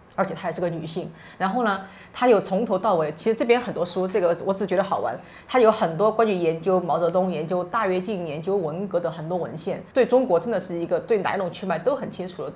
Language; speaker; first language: Chinese; native; Chinese